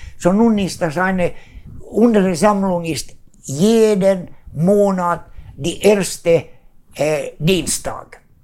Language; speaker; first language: German; non-native, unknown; Swedish